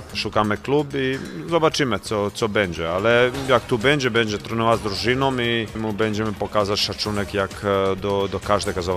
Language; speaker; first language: Polish; non-native, fluent; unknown